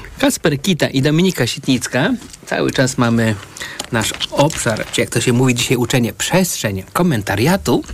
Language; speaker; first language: Polish; native; Polish